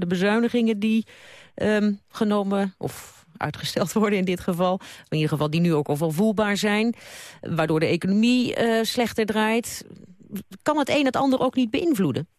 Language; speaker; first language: Dutch; native; Dutch